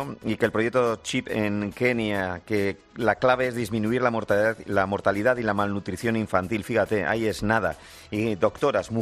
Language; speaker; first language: Spanish; native; Spanish